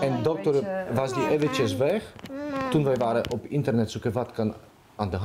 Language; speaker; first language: Dutch; non-native, learner; Polish